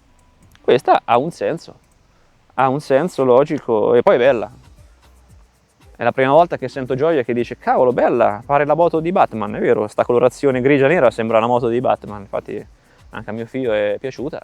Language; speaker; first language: Italian; native; Italian